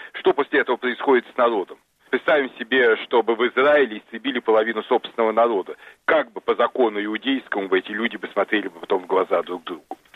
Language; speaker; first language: Russian; native; Russian